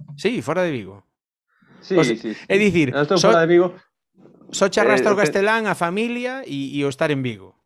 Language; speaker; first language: Galician; non-native, local second language; Spanish